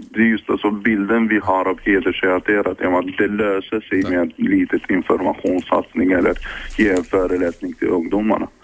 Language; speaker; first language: Swedish; early bilingual, other home language; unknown